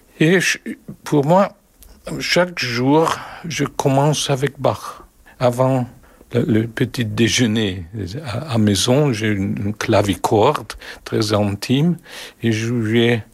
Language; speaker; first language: French; non-native, learner; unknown